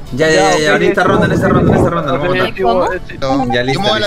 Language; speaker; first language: Spanish; native; Spanish